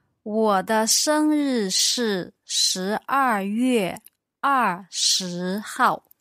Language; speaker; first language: Chinese; native; Chinese